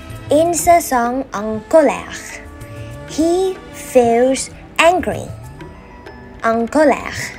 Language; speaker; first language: French; non-native, learner; Vietnamese